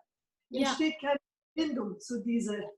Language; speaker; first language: German; non-native, fluent; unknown